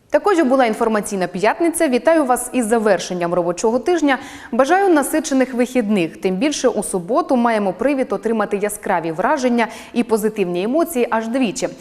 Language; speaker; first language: Ukrainian; native; Ukrainian